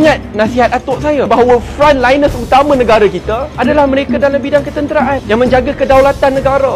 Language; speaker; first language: Malay; native; Malay